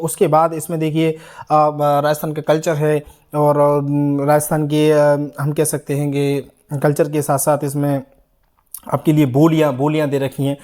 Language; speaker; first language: Hindi; native; Hindi